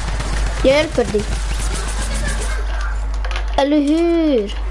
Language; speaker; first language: Swedish; early bilingual, other home language; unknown